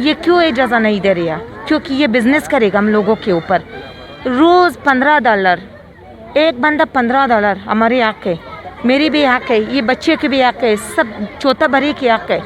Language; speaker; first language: Hindi; non-native, fluent; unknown